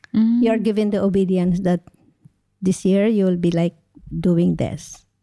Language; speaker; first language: English; non-native, local second language; Hiligaynon